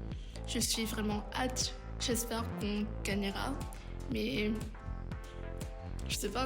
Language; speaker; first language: French; non-native, learner; Vietnamese